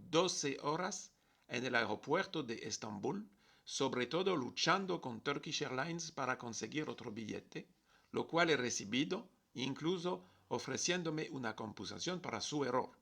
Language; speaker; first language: Spanish; non-native, fluent; French